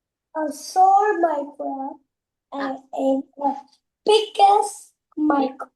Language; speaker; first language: English; non-native, learner; Vietnamese